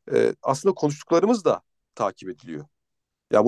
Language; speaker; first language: Turkish; native; Turkish